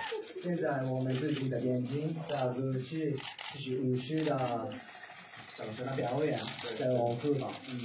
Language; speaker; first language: Chinese; non-native, learner; Thai